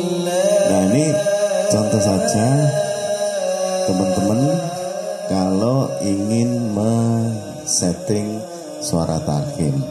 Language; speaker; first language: Indonesian; native; Indonesian